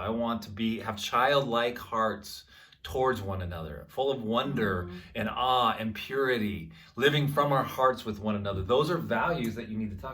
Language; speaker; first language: English; native; English